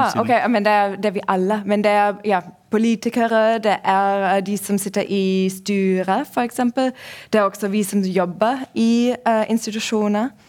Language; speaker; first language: Norwegian; non-native, fluent; German